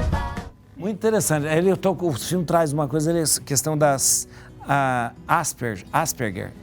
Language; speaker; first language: Portuguese; native; Portuguese